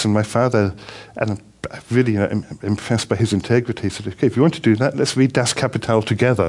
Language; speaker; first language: English; native; English